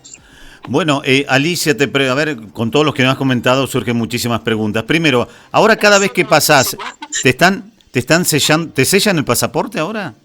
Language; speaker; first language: Spanish; native; Spanish